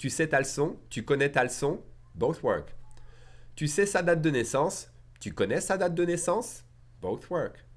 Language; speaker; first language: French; native; French